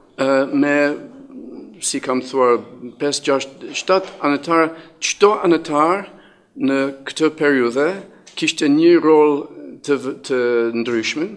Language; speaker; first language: Albanian; non-native, fluent; English